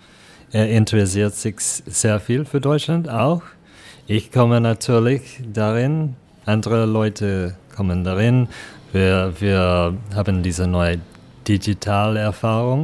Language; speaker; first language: German; non-native, fluent; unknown